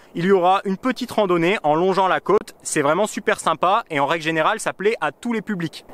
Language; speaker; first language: French; native; French